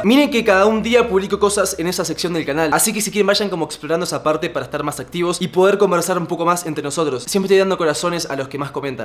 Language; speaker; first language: Spanish; native; Spanish